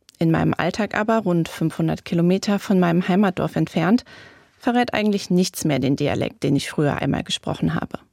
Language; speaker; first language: German; native; German